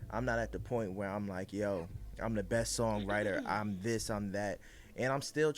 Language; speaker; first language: English; native; English